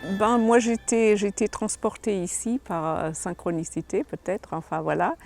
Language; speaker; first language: French; non-native, fluent; German